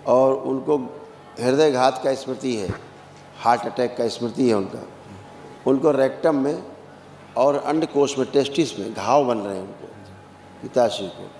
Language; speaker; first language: Hindi; native; Hindi